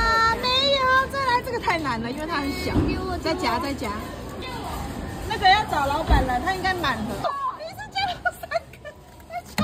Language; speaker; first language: Chinese; native; Chinese